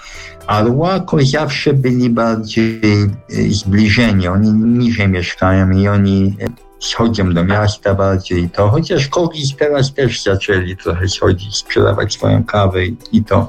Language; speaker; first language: Polish; early bilingual, heritage; Polish